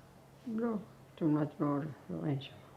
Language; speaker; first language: Hebrew; non-native, fluent; Persian